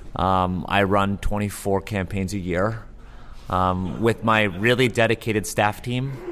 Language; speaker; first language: English; native; English